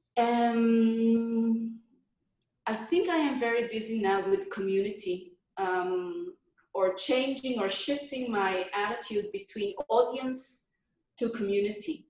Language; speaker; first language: English; non-native, fluent; Hebrew